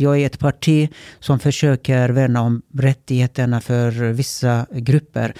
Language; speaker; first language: Swedish; early bilingual, other home language; Turkish